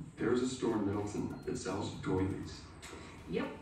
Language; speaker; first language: French; native; French